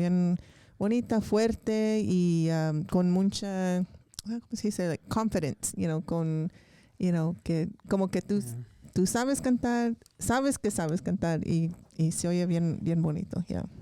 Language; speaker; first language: Spanish; early bilingual, heritage; English